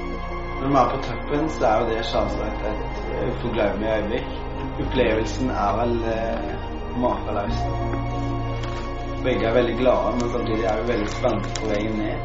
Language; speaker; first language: Norwegian; native; Norwegian